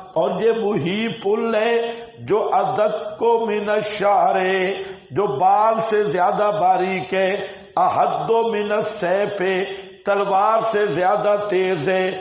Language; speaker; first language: Urdu; non-native, local second language; Saraiki